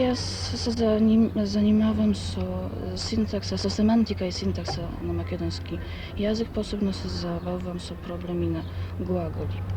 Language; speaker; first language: Macedonian; non-native, fluent; Polish